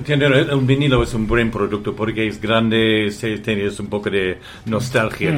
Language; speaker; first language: Spanish; non-native, fluent; English